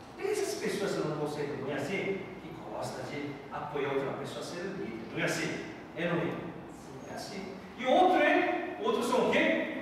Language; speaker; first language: Portuguese; non-native, fluent; Korean